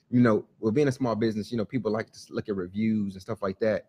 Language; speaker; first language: English; native; English